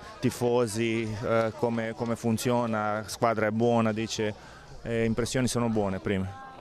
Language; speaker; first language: Italian; non-native, learner; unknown